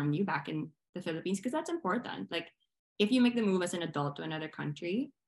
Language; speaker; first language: English; non-native, local second language; Filipino